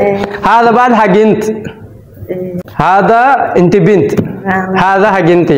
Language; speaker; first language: Arabic; non-native, learner; Telugu